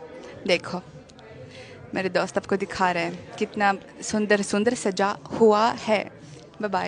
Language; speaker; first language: Hindi; non-native, fluent; Russian